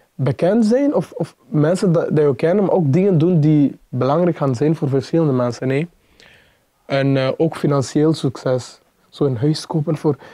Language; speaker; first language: Dutch; non-native, fluent; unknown